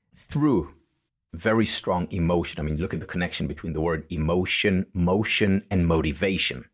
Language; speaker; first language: English; non-native, fluent; Hebrew